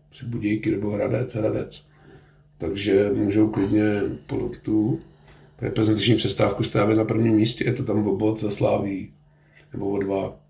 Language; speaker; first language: Czech; native; Czech